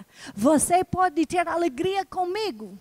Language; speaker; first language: Portuguese; non-native, fluent; English